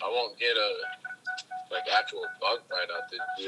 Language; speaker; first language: English; native; English